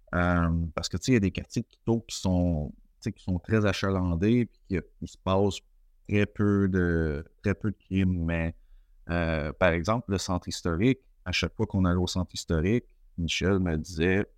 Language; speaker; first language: French; native; French